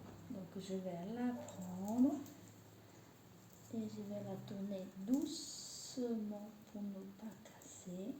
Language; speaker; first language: French; native; French